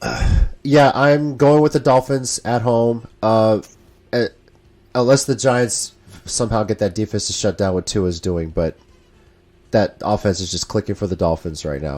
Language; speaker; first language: English; native; English